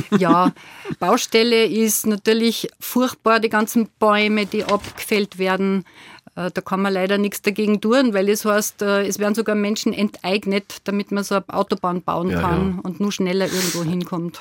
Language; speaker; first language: German; native; German